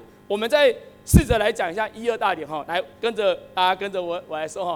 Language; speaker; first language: Chinese; native; Chinese